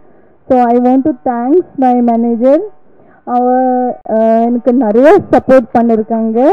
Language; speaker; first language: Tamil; non-native, learner; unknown